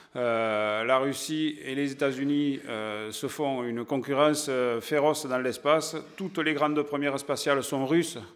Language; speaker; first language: French; native; French